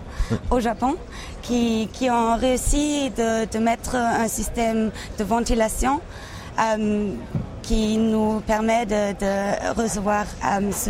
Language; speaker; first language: French; non-native, local second language; Dutch